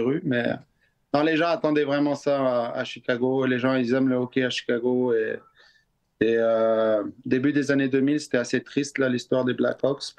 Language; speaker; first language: French; native; French